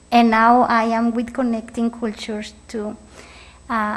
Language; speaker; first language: English; non-native, learner; Spanish